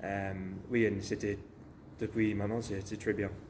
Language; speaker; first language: French; non-native, learner; English